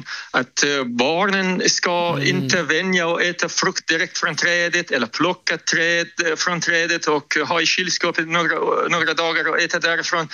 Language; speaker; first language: Swedish; non-native, fluent; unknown